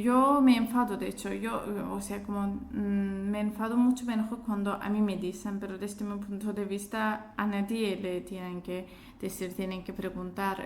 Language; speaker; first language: Spanish; non-native, fluent; Azerbaijani